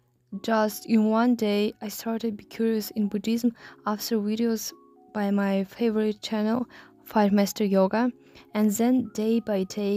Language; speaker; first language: English; non-native, learner; Russian